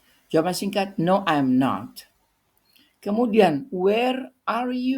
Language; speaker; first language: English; non-native, fluent; Indonesian